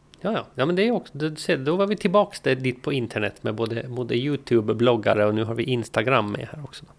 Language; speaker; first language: Swedish; native; Swedish